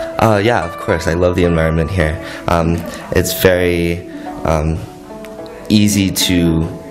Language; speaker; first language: English; native; English